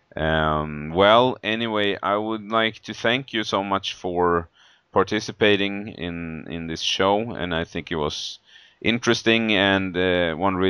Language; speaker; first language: English; non-native, fluent; Swedish